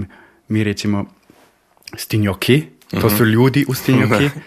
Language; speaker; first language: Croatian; early bilingual, heritage; Croatian